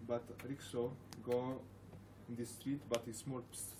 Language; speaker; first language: English; non-native, learner; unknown